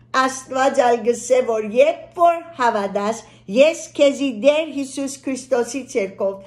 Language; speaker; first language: Armenian; early bilingual, heritage; Armenian